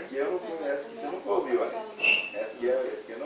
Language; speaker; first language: Portuguese; native; Portuguese